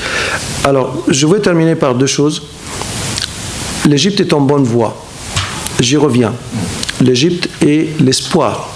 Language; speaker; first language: French; non-native, fluent; Arabic